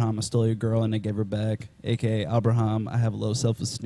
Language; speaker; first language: English; native; English